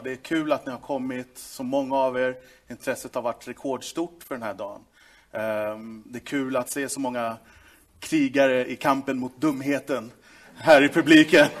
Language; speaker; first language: Swedish; native; Swedish